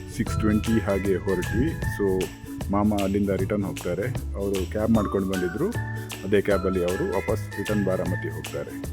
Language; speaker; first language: Kannada; native; Kannada